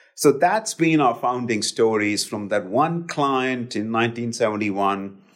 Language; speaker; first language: English; non-native, local second language; Hindi